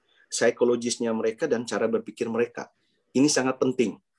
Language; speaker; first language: Indonesian; non-native, local second language; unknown